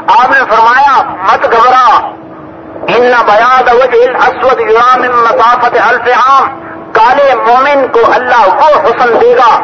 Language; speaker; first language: Urdu; non-native, local second language; Punjabi